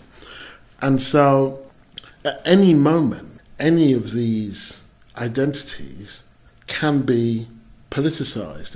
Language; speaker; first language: English; native; English